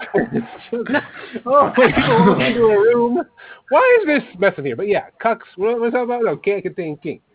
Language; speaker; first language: English; native; English